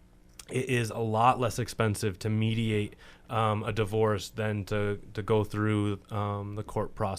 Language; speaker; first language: English; native; English